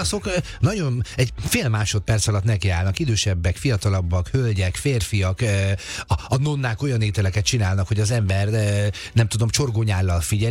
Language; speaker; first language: Hungarian; native; Hungarian